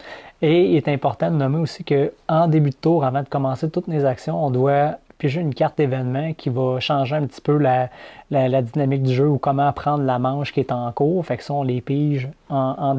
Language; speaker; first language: French; native; French